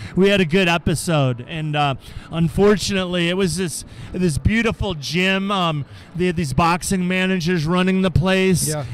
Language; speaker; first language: English; native; English